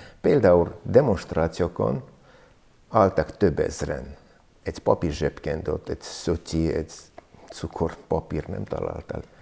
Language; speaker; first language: Hungarian; non-native, learner; Armenian